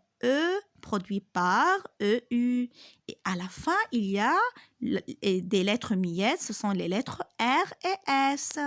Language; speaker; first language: French; non-native, local second language; Arabic